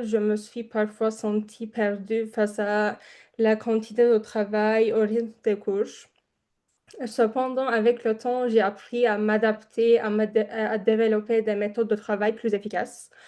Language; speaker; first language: French; non-native, fluent; Turkish